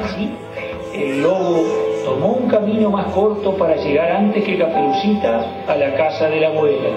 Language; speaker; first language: Spanish; native; Spanish